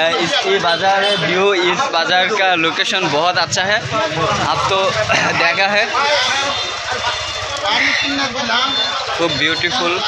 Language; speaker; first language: Hindi; non-native, learner; Bangla